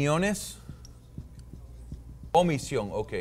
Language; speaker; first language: Spanish; non-native, fluent; English